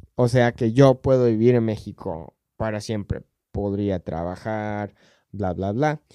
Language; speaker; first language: Spanish; non-native, fluent; English